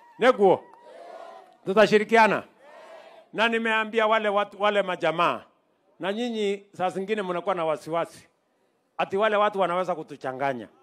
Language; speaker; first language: Swahili; non-native, local second language; Kalenjin